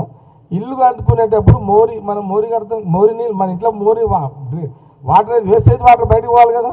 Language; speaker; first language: Telugu; native; Telugu